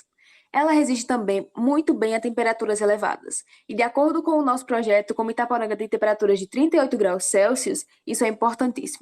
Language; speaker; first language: Portuguese; native; Portuguese